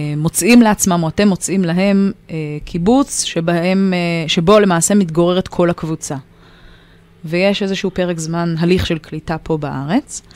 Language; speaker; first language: Hebrew; native; Hebrew